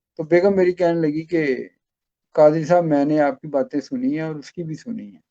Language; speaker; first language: Urdu; non-native, local second language; Pashto